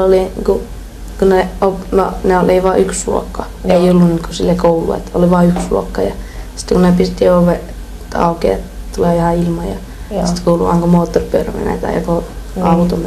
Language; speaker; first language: Finnish; early bilingual, other home language; Persian